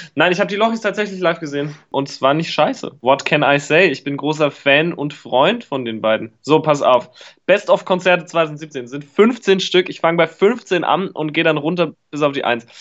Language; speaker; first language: German; native; German